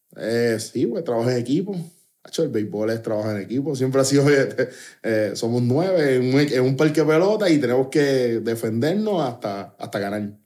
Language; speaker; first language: Spanish; native; Spanish